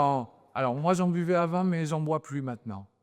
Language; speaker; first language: French; native; French